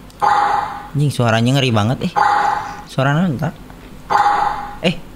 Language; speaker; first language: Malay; non-native, local second language; Sundanese